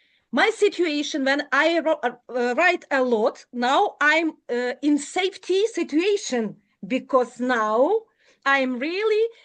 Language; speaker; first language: English; non-native, learner; Ukrainian